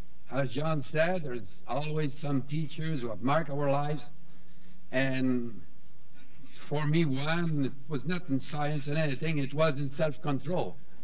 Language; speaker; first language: English; non-native, fluent; French